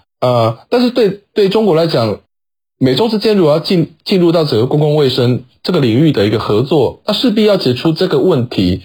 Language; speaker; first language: Chinese; native; Chinese